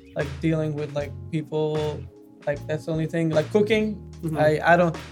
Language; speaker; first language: English; non-native, fluent; Arabic